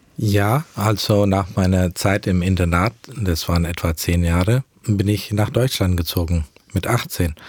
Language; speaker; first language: German; early bilingual, heritage; German